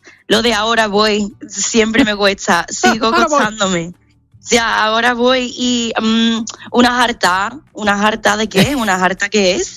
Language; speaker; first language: Spanish; non-native, fluent; English